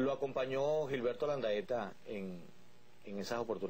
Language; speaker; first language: Spanish; native; Spanish